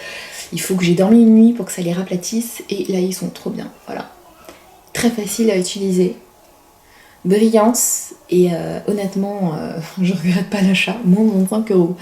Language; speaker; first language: French; native; French